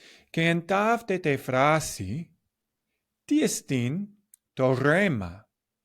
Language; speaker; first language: Greek; non-native, learner; English